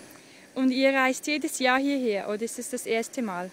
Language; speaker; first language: German; native; German